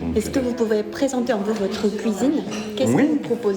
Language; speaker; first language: French; non-native, fluent; Korean